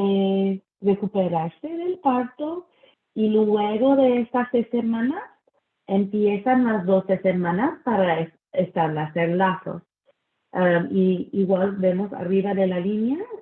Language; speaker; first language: Spanish; early bilingual, heritage; Spanish